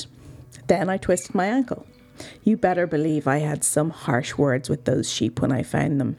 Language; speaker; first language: English; native; English